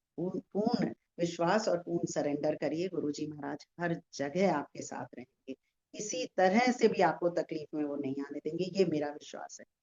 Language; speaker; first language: Hindi; native; Hindi